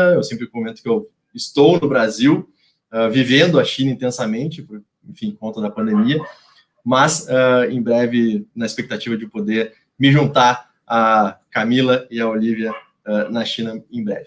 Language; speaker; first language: Portuguese; native; Portuguese